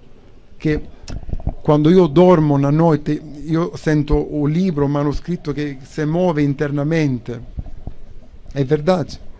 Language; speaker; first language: Portuguese; non-native, learner; Italian